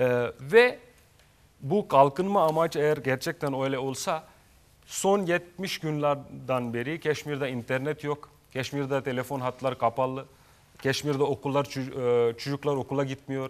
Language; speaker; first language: Turkish; non-native, fluent; Kashmiri